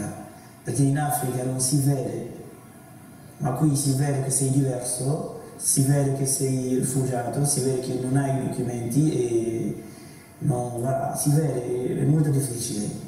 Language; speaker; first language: Italian; non-native, fluent; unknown